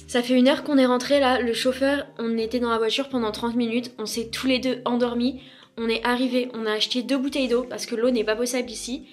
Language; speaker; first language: French; native; French